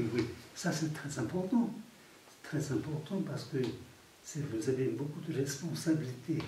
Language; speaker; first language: French; non-native, fluent; Tibetan